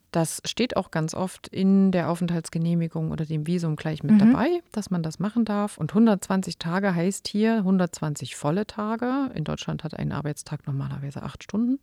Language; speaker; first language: German; native; German